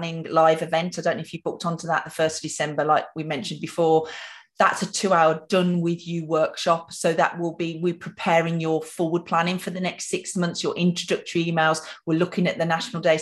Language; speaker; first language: English; native; English